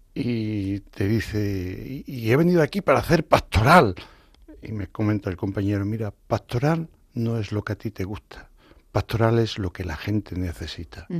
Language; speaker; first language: Spanish; native; Spanish